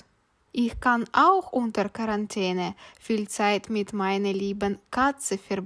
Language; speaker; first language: German; non-native, fluent; Russian